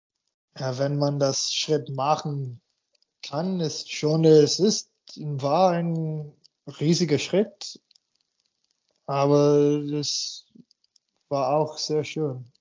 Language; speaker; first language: German; non-native, fluent; English